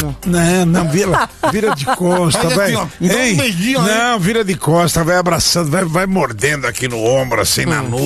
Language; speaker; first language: Portuguese; native; Portuguese